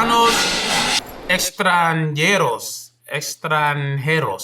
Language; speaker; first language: Spanish; non-native, learner; English